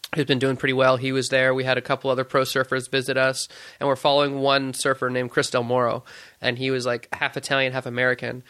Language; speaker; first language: English; native; English